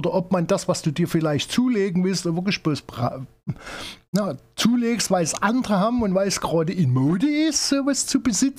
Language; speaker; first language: German; native; German